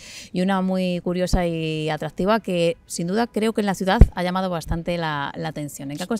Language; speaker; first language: Spanish; native; Spanish